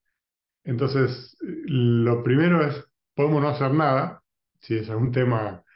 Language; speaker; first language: Spanish; native; Spanish